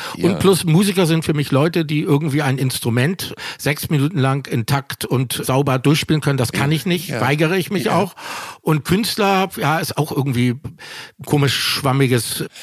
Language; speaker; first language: German; native; German